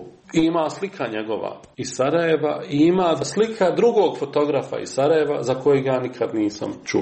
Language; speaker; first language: Serbian; native; Serbian